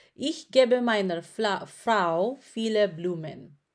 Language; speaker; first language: German; non-native, fluent; Filipino